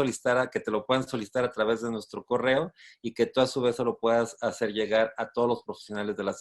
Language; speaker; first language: Spanish; native; Spanish